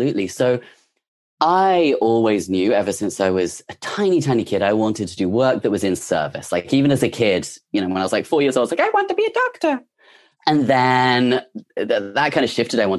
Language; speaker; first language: English; native; English